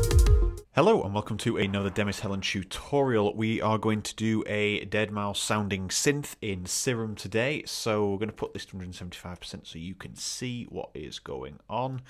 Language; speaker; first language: English; native; English